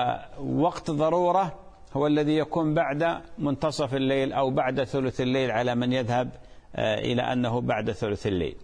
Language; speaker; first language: Arabic; native; Arabic